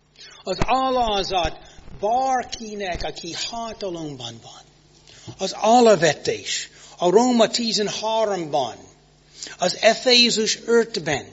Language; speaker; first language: Hungarian; non-native, fluent; English